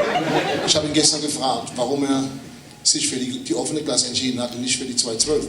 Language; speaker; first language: German; native; German